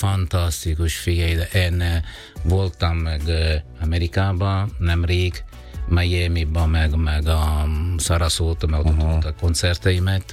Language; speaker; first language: Hungarian; non-native, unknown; Italian